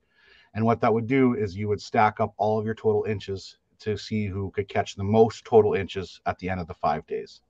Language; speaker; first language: English; native; English